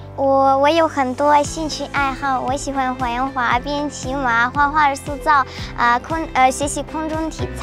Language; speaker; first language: Chinese; non-native, learner; Russian